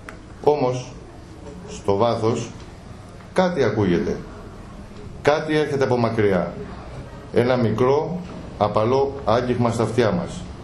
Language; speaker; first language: Greek; native; Greek